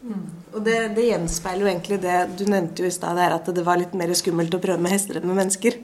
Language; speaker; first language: Norwegian; native; Norwegian